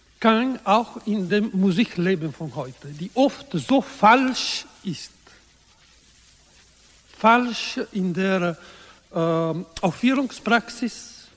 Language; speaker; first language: German; non-native, learner; Italian